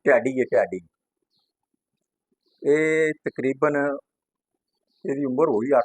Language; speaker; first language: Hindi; non-native, local second language; Punjabi